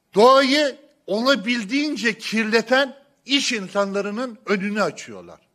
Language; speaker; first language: Turkish; native; Turkish